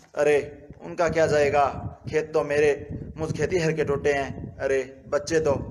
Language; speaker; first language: Hindi; native; Hindi